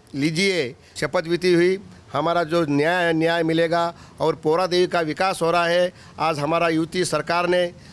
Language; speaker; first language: Hindi; non-native, local second language; Lambadi